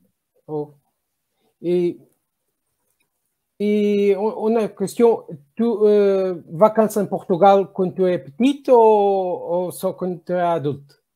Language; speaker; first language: French; non-native, learner; Portuguese